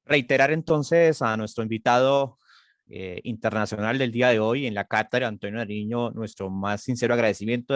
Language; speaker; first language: Spanish; native; Spanish